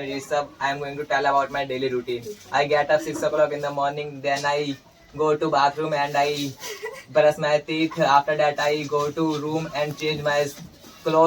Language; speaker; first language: English; non-native, learner; Hindi